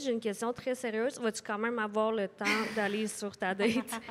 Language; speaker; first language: French; native; French